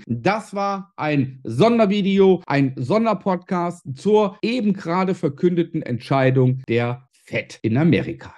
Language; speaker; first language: German; native; German